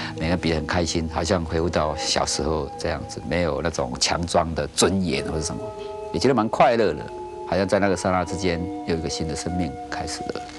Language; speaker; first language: Chinese; native; Chinese